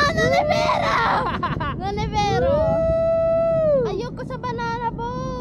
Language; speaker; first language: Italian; early bilingual, other home language; Filipino